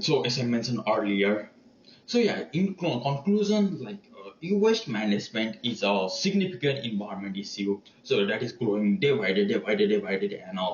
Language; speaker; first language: English; non-native, learner; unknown